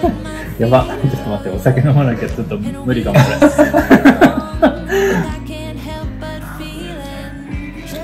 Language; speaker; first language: Japanese; native; Japanese